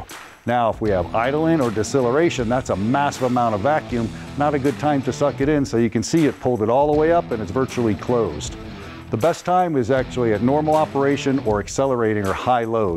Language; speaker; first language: English; native; English